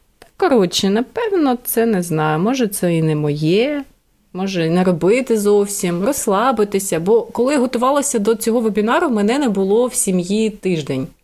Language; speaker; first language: Ukrainian; native; Ukrainian